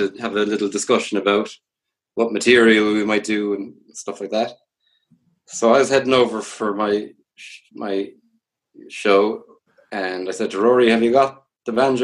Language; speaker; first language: English; native; English